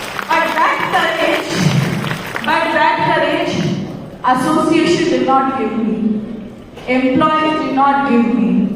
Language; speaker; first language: English; non-native, local second language; Telugu